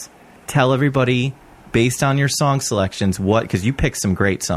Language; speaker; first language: English; native; English